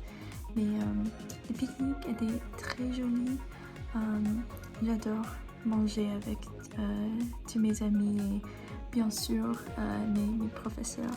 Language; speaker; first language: French; non-native, learner; English